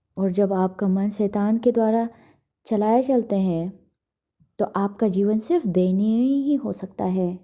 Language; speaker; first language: Hindi; non-native, fluent; Korean